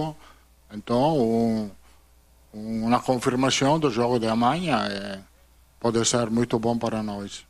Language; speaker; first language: Portuguese; non-native, fluent; Italian